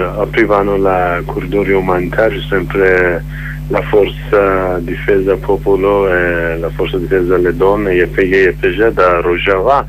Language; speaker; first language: Italian; non-native, learner; Kurdish